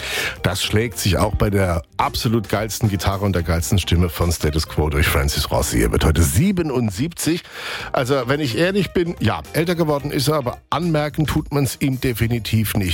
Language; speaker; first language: German; native; German